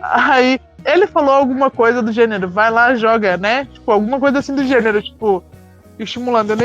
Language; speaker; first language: Portuguese; native; Portuguese